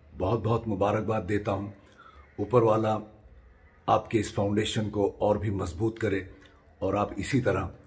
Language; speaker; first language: Hindi; non-native, local second language; Marathi